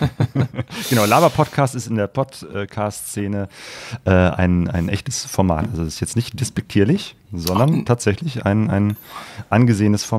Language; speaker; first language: German; native; German